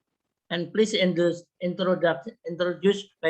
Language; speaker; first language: English; non-native, learner; Indonesian